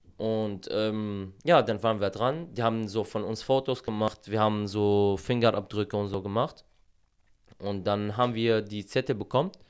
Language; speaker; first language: German; non-native, fluent; Arabic